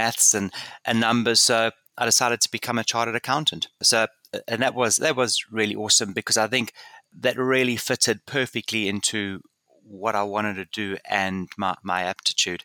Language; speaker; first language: English; native; English